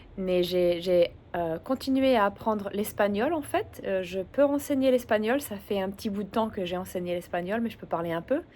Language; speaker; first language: French; early bilingual, other home language; English